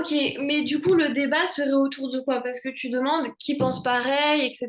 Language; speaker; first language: French; native; French